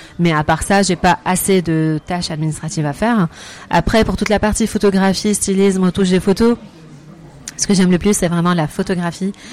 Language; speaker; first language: French; non-native, fluent; Arabic